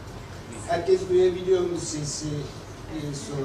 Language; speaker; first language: Turkish; native; Turkish